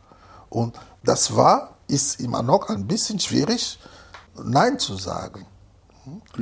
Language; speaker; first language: German; non-native, fluent; Lingala